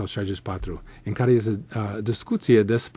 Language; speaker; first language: Romanian; non-native, fluent; English